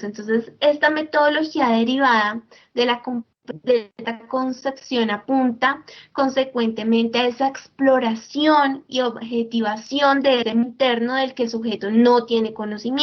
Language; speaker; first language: Spanish; native; Spanish